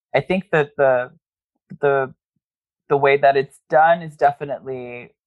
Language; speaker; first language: English; native; English